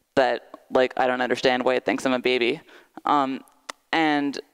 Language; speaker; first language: English; native; English